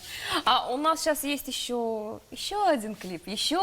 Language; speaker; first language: Russian; native; Russian